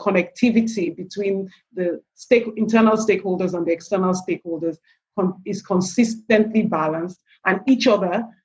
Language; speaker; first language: English; non-native, local second language; Yoruba